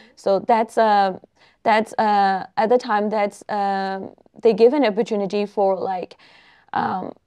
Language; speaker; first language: English; non-native, fluent; Burmese